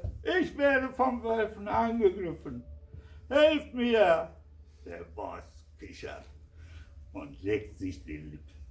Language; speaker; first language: German; non-native, fluent; Kurdish